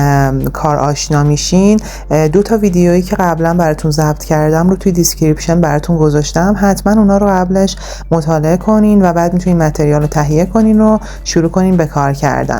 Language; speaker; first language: Persian; native; Persian